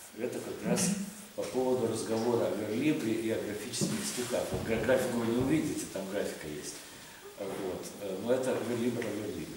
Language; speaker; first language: Russian; native; Russian